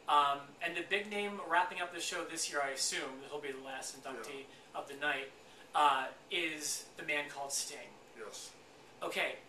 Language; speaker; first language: English; native; English